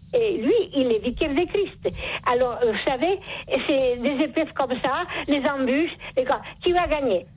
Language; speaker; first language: French; non-native, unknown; Polish